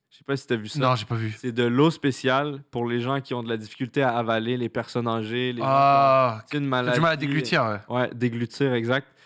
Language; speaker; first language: French; native; French